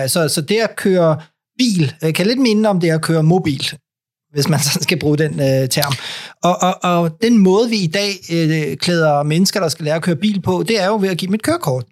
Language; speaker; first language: Danish; native; Danish